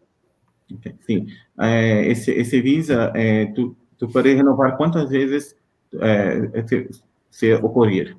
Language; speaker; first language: Spanish; non-native, learner; Portuguese